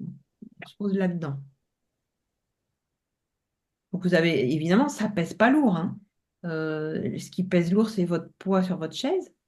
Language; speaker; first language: French; native; French